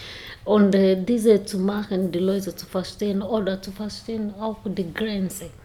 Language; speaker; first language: German; non-native, learner; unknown